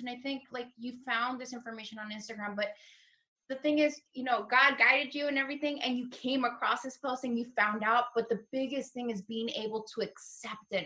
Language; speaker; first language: English; early bilingual, other home language; Spanish